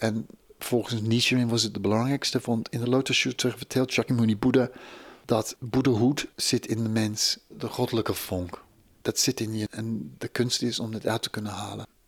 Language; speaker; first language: Dutch; non-native, fluent; English